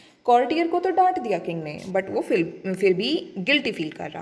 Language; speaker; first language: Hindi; native; Hindi